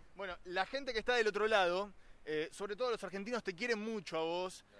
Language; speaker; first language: Spanish; native; Spanish